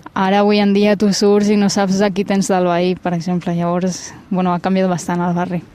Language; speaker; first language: Catalan; early bilingual, other home language; Punjabi